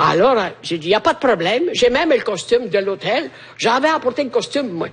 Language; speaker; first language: French; non-native, fluent; Italian